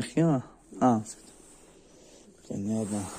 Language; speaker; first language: Russian; non-native, fluent; Tajik